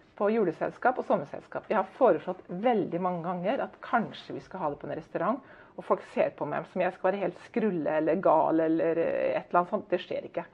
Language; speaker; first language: Norwegian; native; Norwegian